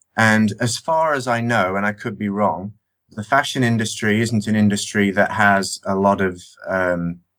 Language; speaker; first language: English; native; English